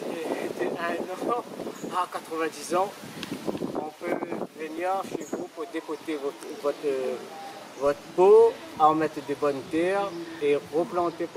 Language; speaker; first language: French; non-native, local second language; Réunion Creole French